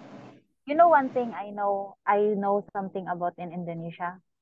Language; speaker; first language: English; non-native, local second language; Cebuano